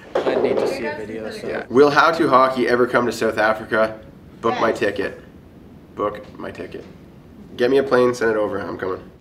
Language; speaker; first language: English; native; English